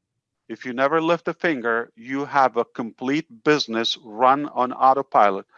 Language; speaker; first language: English; non-native, fluent; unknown